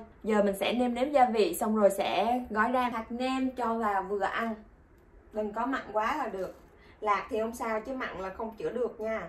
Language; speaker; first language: Vietnamese; native; Vietnamese